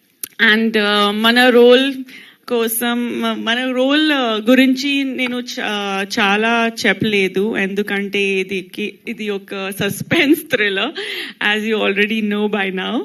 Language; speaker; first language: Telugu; non-native, local second language; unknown